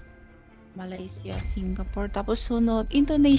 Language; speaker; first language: Filipino; non-native, learner; Chinese